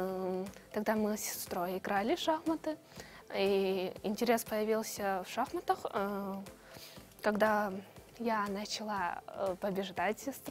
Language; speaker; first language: Russian; non-native, local second language; Kyrgyz